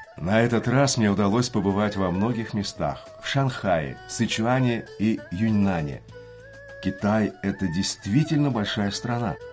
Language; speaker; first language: Russian; native; Russian